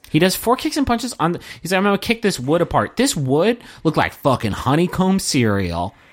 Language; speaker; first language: English; native; English